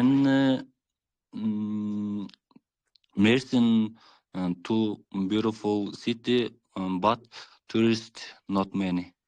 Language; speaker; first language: English; non-native, learner; Kyrgyz